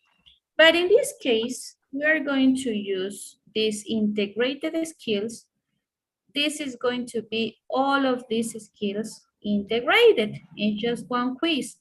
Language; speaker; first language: English; non-native, fluent; Spanish